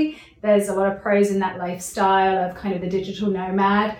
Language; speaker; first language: English; native; English